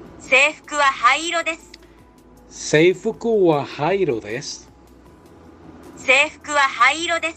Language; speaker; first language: Japanese; non-native, learner; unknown